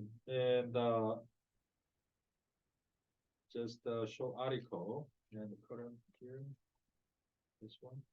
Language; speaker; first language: English; non-native, fluent; Korean